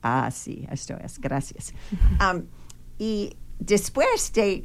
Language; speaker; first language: Spanish; non-native, learner; English